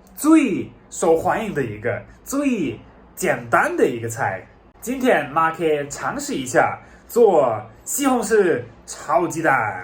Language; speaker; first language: Chinese; non-native, fluent; German